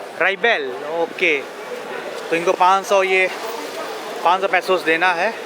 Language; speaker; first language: Hindi; native; Hindi